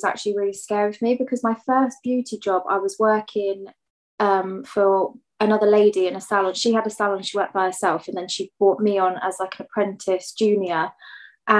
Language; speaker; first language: English; native; English